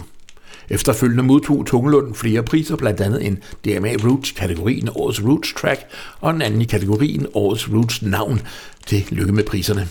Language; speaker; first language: Danish; native; Danish